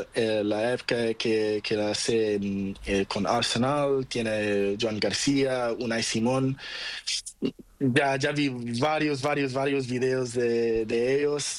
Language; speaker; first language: Spanish; non-native, learner; Portuguese